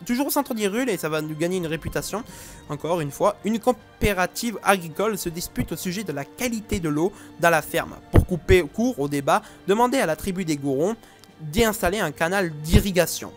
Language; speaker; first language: French; native; French